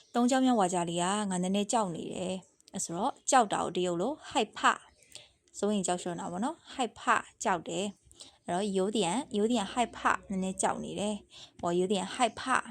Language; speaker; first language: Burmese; native; Burmese